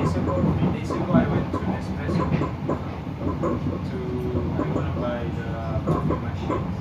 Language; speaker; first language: English; non-native, fluent; Indonesian